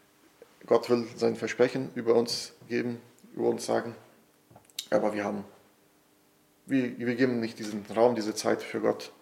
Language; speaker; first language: German; non-native, fluent; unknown